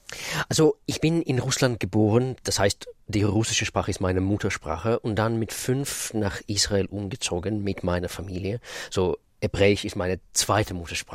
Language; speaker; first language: German; non-native, fluent; Russian